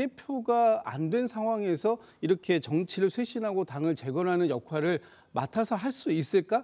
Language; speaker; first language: Korean; native; Korean